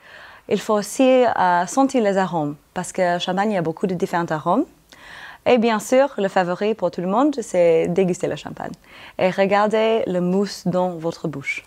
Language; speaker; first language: French; non-native, fluent; English